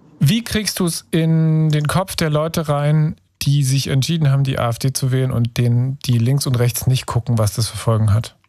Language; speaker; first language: German; native; German